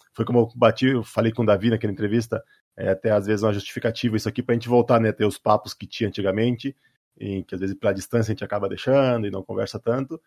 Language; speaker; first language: Portuguese; native; Portuguese